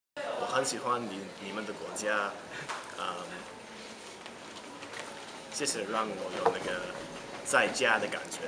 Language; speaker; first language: Chinese; non-native, learner; English